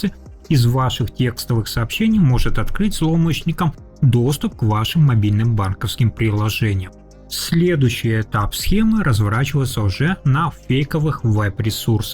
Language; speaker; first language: Russian; native; Russian